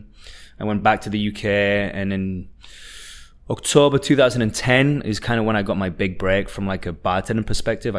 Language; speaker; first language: English; native; English